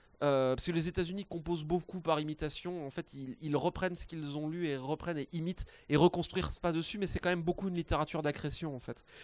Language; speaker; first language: French; non-native, fluent; English